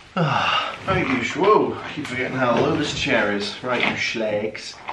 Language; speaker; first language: English; native; English